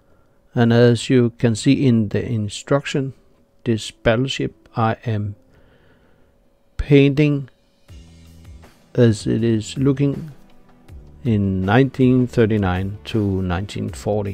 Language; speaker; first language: English; non-native, learner; Danish